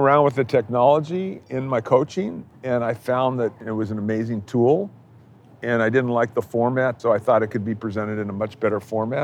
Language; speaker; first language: English; native; English